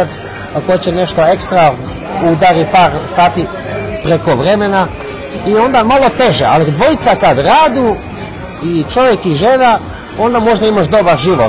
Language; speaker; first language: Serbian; early bilingual, heritage; Serbian